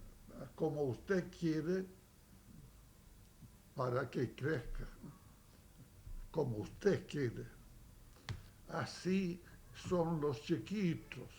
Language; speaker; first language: Spanish; non-native, fluent; Yiddish